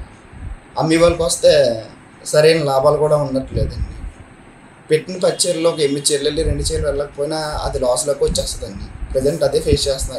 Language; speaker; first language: Telugu; native; Telugu